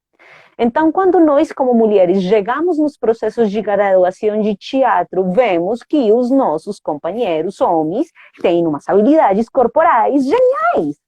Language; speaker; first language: Portuguese; non-native, fluent; Spanish